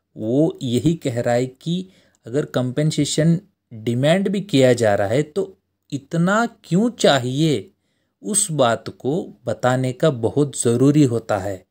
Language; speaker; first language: Hindi; native; Hindi